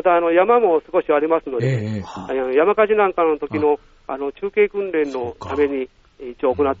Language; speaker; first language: Japanese; native; Japanese